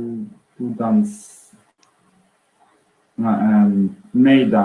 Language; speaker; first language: Chinese; non-native, learner; English